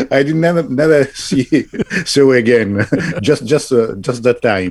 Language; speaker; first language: English; non-native, fluent; Italian